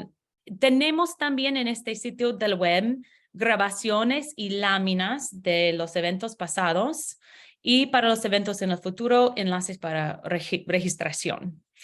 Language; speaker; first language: Spanish; non-native, learner; English